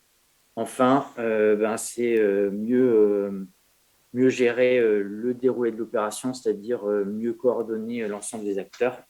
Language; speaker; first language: French; native; French